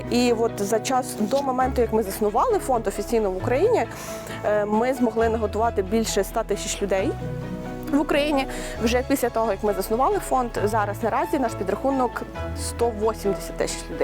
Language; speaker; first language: Ukrainian; native; Ukrainian